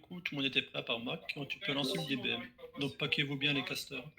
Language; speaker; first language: French; native; French